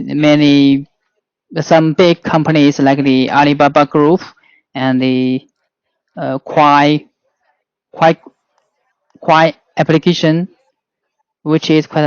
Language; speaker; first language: English; non-native, learner; Chinese